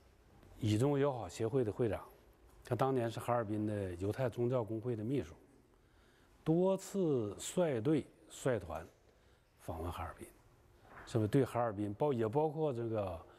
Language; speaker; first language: Chinese; native; Chinese